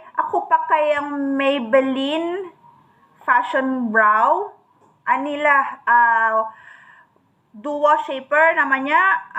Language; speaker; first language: Malay; non-native, learner; Filipino